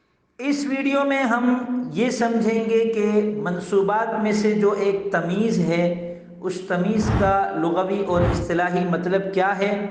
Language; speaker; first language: Urdu; native; Urdu